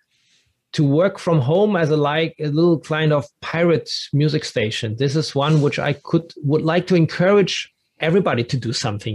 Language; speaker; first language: English; non-native, fluent; German